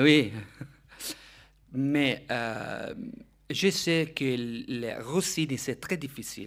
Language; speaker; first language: French; non-native, fluent; Italian